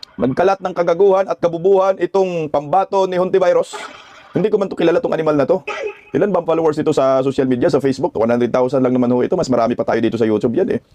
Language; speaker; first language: Filipino; non-native, local second language; Cebuano